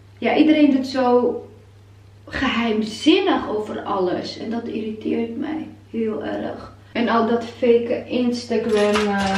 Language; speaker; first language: Dutch; non-native, fluent; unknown